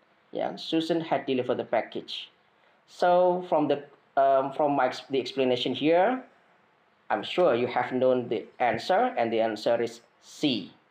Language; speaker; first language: English; non-native, fluent; Indonesian